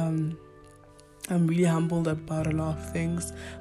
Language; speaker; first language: English; non-native, local second language; Northern Sotho